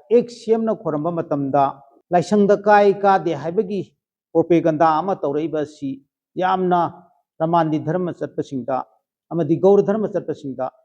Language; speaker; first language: Manipuri; native; Manipuri